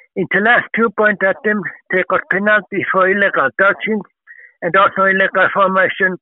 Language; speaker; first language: English; non-native, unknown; Finnish